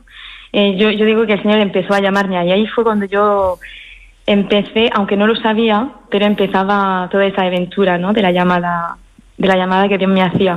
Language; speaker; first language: Spanish; early bilingual, heritage; French